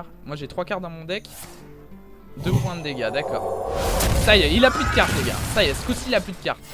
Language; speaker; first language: French; native; French